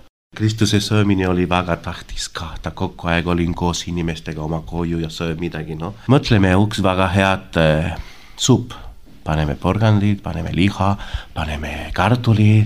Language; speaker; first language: Estonian; non-native, learner; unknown